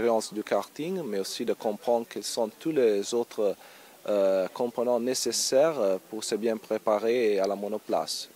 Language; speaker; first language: French; non-native, learner; Italian